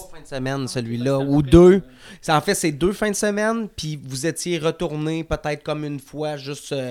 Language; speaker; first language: French; native; French